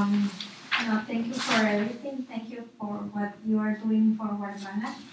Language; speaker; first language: English; non-native, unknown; Spanish